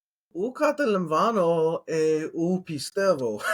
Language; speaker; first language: Greek; non-native, learner; English